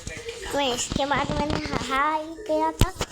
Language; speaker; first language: Hindi; non-native, local second language; Marathi